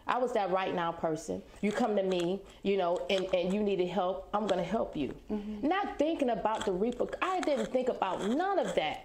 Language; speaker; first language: English; native; English